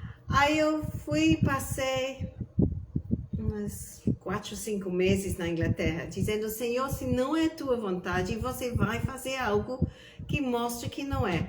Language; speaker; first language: Portuguese; non-native, fluent; English